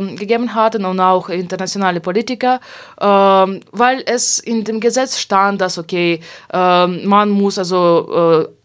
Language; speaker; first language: German; non-native, fluent; Hungarian